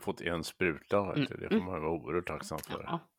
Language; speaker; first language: Swedish; native; Swedish